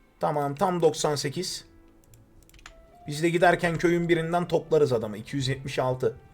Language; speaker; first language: Turkish; native; Turkish